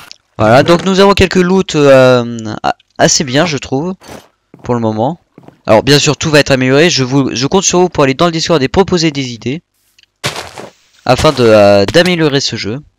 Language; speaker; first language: French; native; French